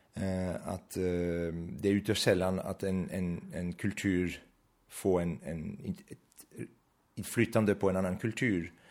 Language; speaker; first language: Swedish; non-native, fluent; French